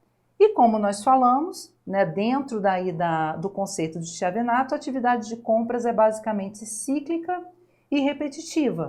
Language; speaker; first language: Portuguese; native; Portuguese